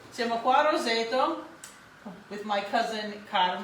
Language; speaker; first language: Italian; early bilingual, heritage; Italian